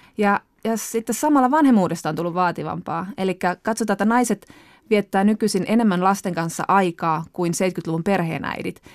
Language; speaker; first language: Finnish; native; Finnish